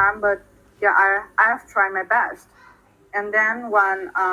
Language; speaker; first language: English; non-native, fluent; Vietnamese